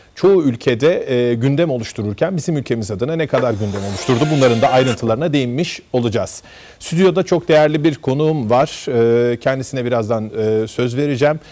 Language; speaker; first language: Turkish; native; Turkish